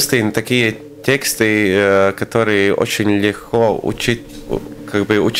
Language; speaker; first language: Russian; non-native, local second language; Latvian